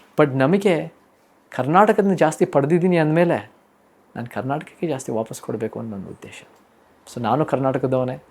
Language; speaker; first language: Kannada; early bilingual, heritage; Kannada